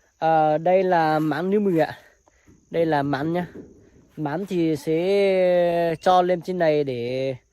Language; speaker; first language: Vietnamese; non-native, local second language; Hmong